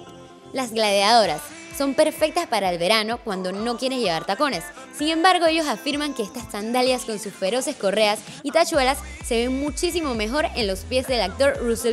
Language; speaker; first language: Spanish; native; Spanish